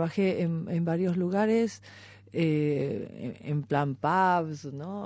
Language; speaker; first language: Spanish; native; Spanish